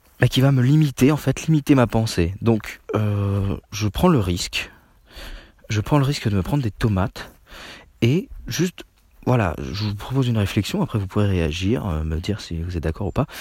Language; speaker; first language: French; native; French